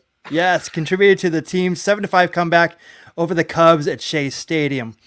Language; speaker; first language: English; native; English